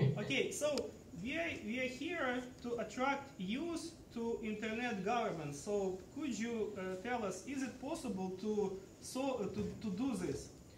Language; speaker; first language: English; non-native, fluent; Ukrainian